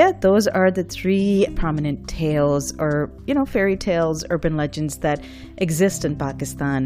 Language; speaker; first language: English; non-native, local second language; Urdu